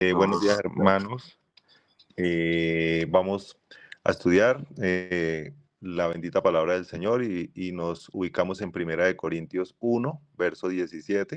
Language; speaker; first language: Spanish; native; Spanish